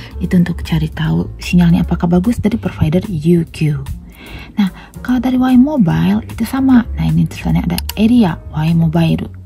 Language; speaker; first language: Indonesian; native; Indonesian